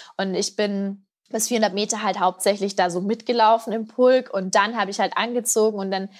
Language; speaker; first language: German; native; German